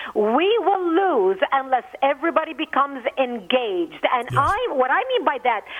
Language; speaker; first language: English; non-native, fluent; Arabic